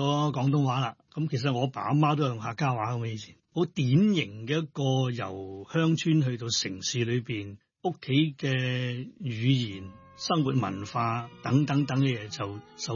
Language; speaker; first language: Cantonese; non-native, local second language; Hakka Chinese